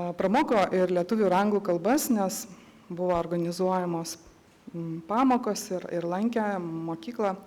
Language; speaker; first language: Lithuanian; native; Lithuanian